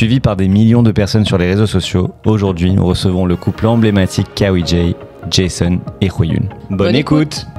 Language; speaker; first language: French; native; French